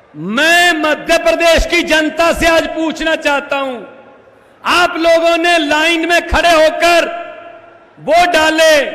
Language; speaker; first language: Hindi; native; Hindi